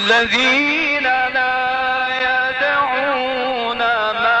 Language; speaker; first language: Arabic; native; Arabic